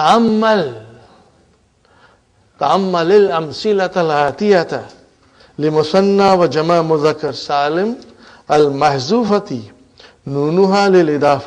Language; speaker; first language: Arabic; non-native, fluent; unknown